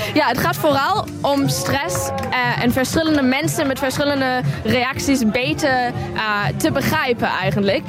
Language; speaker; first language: Dutch; non-native, fluent; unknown